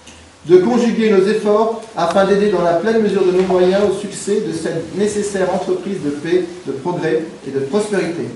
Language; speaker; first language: French; native; French